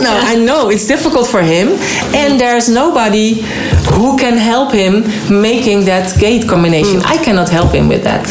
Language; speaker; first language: English; non-native, fluent; Dutch